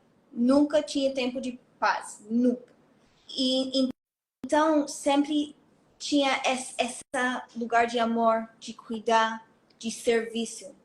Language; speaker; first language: Portuguese; non-native, fluent; Hebrew